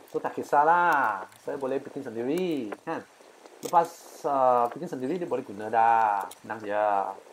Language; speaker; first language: Malay; non-native, local second language; Chinese